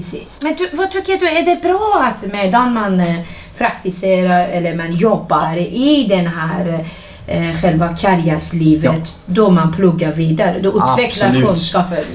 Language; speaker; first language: Swedish; non-native, fluent; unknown